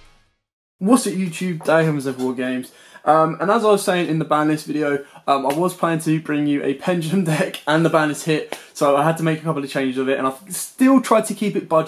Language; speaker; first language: English; native; English